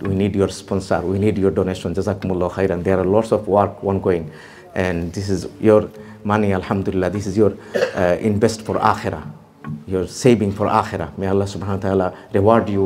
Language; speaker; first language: English; non-native, local second language; Bangla